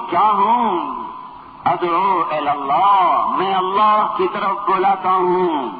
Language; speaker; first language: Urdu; non-native, local second language; Punjabi